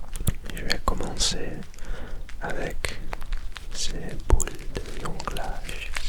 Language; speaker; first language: French; non-native, learner; Dutch